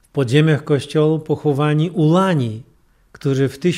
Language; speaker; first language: Polish; non-native, fluent; Russian